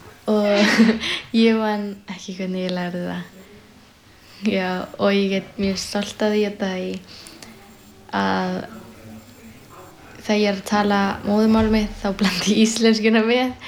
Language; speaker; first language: Icelandic; early bilingual, other home language; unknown